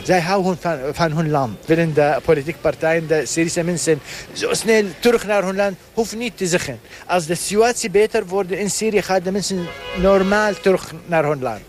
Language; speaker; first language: Dutch; non-native, learner; Arabic